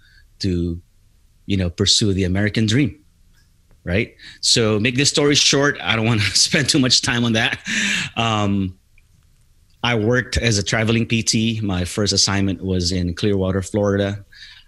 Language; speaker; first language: English; non-native, local second language; Filipino